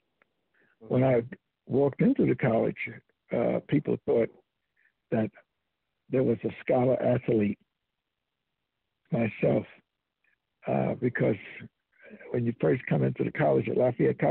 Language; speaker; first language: English; native; English